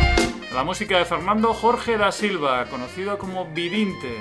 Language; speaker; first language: Spanish; native; Spanish